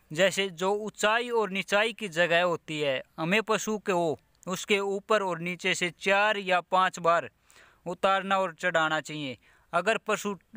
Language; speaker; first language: Hindi; native; Hindi